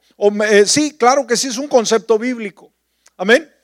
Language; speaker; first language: Spanish; native; Spanish